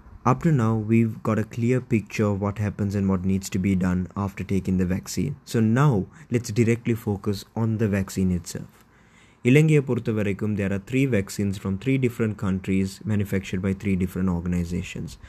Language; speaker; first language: English; non-native, local second language; Tamil